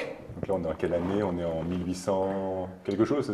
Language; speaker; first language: French; native; French